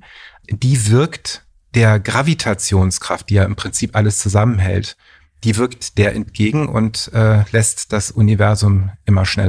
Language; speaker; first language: German; native; German